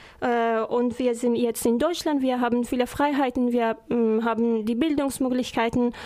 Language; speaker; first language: German; non-native, learner; Persian